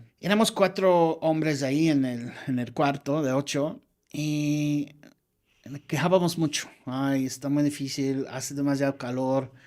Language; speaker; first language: Spanish; non-native, fluent; English